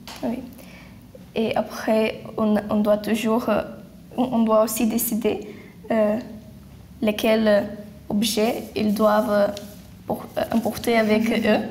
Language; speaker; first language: French; non-native, learner; Lithuanian